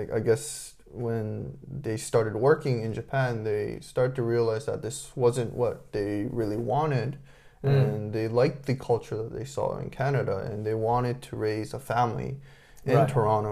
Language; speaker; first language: English; non-native, fluent; Japanese